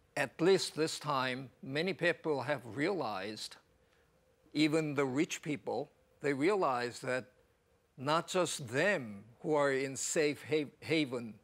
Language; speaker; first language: English; non-native, fluent; Korean